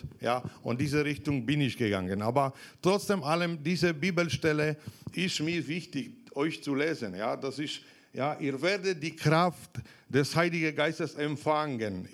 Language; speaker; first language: German; non-native, fluent; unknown